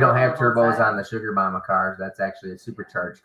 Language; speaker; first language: English; native; English